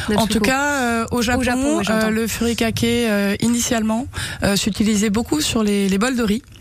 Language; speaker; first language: French; early bilingual, heritage; Japanese